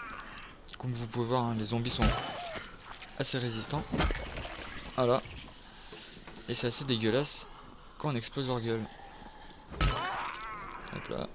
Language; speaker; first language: French; native; French